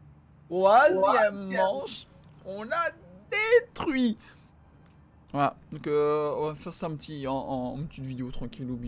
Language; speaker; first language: French; native; French